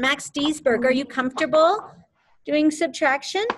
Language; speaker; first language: English; native; English